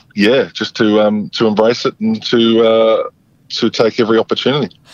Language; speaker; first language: English; native; English